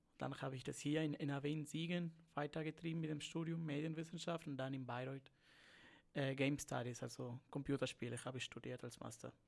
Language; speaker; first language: German; non-native, fluent; Spanish